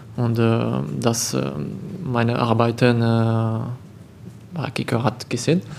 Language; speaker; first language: German; non-native, learner; French